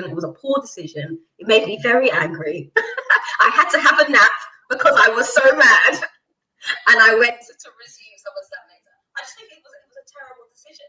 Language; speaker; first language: English; native; English